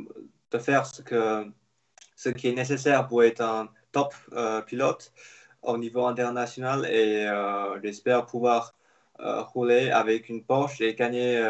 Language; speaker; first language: French; non-native, fluent; Chinese